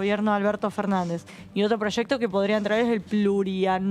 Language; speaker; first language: Spanish; native; Spanish